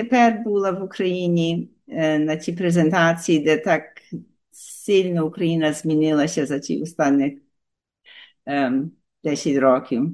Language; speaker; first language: Ukrainian; early bilingual, heritage; Ukrainian